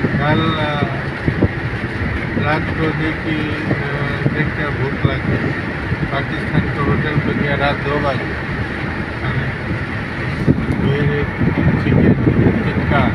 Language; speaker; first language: Hindi; non-native, learner; Nepali